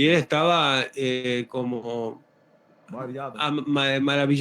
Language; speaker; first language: Spanish; native; Spanish